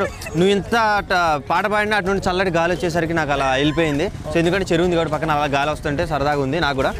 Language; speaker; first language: Telugu; native; Telugu